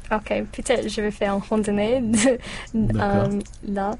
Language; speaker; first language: French; non-native, learner; English